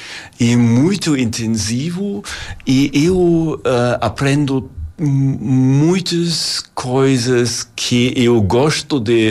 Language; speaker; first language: Portuguese; non-native, learner; German